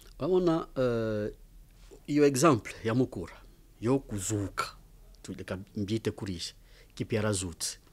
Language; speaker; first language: Kinyarwanda; early bilingual, heritage; Kinyarwanda